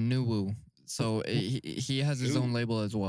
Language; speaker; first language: English; native; English